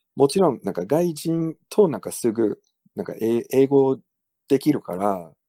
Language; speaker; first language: Japanese; non-native, fluent; English